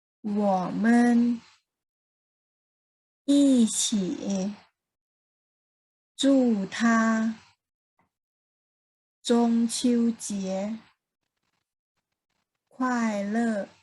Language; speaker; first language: Chinese; non-native, fluent; Thai